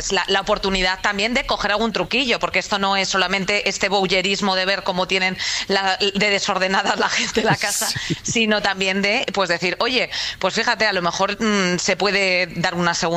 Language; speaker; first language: Spanish; native; Spanish